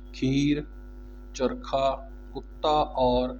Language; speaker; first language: Urdu; non-native, local second language; Punjabi